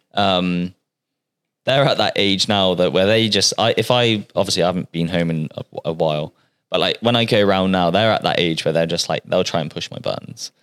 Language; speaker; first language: English; native; English